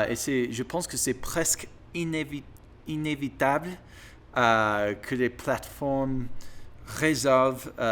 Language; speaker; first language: French; non-native, learner; English